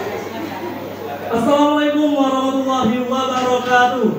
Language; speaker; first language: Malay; non-native, local second language; Achinese